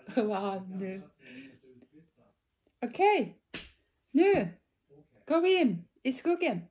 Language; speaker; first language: Swedish; non-native, fluent; Thai